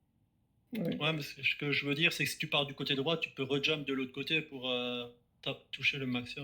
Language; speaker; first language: French; native; French